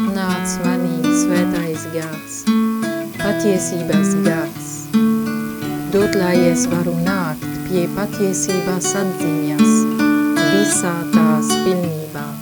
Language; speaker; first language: Latvian; non-native, fluent; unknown